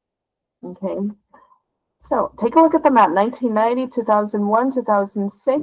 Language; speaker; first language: English; non-native, fluent; Portuguese